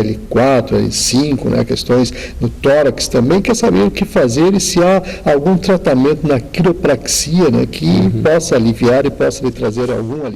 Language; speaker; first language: Portuguese; native; Portuguese